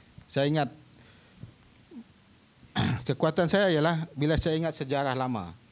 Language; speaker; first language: Malay; non-native, local second language; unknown